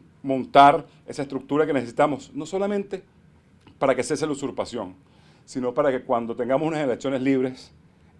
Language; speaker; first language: Spanish; native; Spanish